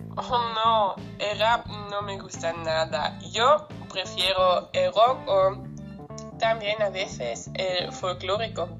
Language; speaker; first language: Spanish; non-native, learner; German